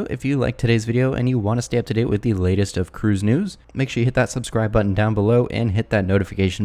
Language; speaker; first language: English; native; English